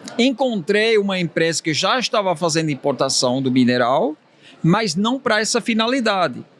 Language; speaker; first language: Portuguese; non-native, fluent; Swiss German